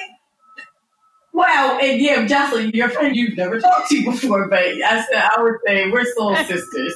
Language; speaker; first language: English; native; English